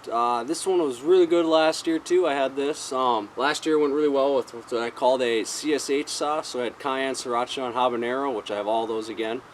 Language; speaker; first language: English; native; English